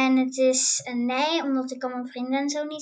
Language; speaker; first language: Dutch; early bilingual, heritage; Dutch